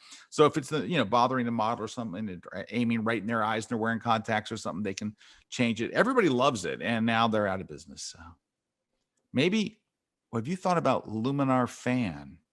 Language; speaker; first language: English; native; English